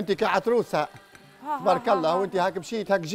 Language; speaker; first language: Arabic; native; Arabic